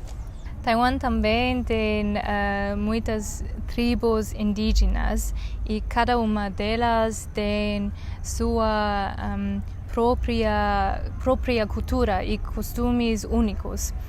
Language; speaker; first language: Portuguese; non-native, learner; Chinese